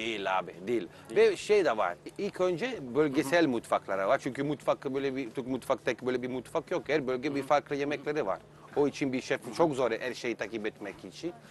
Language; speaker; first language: Turkish; non-native, learner; Italian